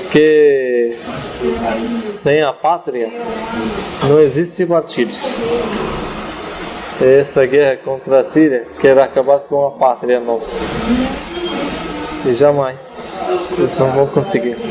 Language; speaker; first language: Portuguese; non-native, fluent; Arabic